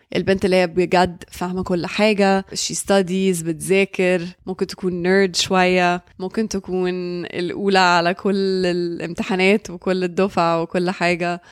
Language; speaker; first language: Arabic; early bilingual, heritage; Arabic